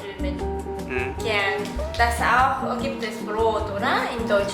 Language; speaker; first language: German; non-native, learner; Japanese